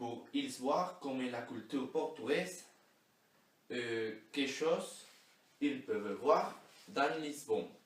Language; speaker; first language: French; non-native, learner; Spanish